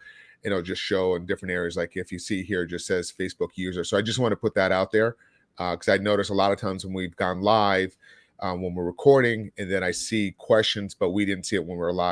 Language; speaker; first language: English; native; English